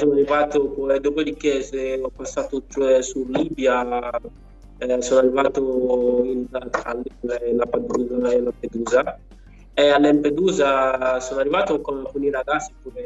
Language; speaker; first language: Italian; non-native, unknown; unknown